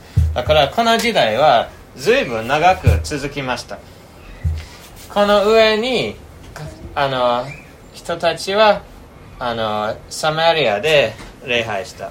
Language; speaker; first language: Japanese; non-native, fluent; English